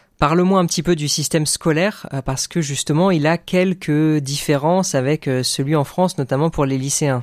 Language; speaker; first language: French; native; French